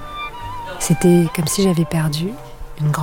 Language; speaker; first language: French; native; French